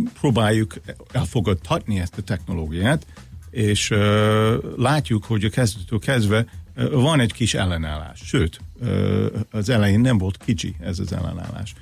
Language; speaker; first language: Hungarian; non-native, fluent; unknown